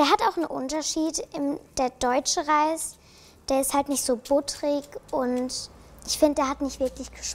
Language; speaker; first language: German; native; German